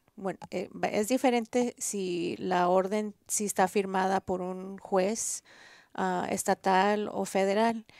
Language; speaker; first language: Spanish; early bilingual, heritage; Spanish